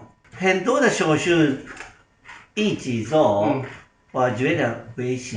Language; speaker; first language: Chinese; non-native, learner; Japanese